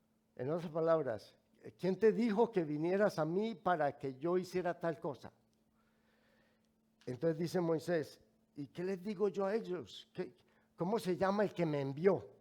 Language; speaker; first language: Spanish; native; Spanish